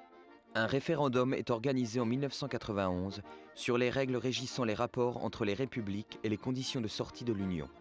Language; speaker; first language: French; native; French